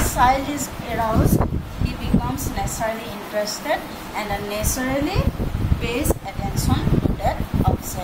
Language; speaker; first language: English; non-native, local second language; Assamese